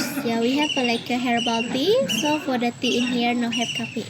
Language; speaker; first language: English; non-native, local second language; Indonesian